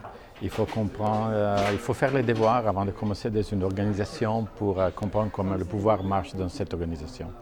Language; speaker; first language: French; non-native, fluent; Italian